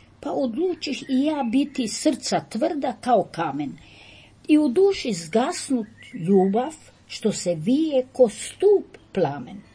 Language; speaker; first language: Croatian; native; Croatian